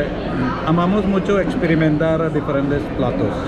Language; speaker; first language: Spanish; non-native, learner; Malayalam